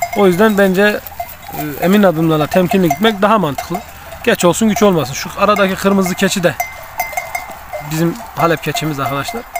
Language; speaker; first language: Turkish; native; Turkish